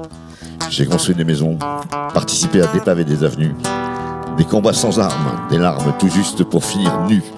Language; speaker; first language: French; native; French